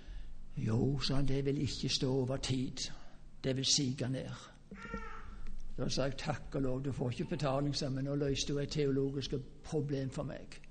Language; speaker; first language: Norwegian; native; Norwegian